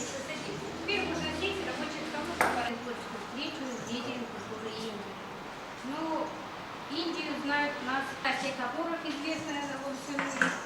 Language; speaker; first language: Russian; native; Russian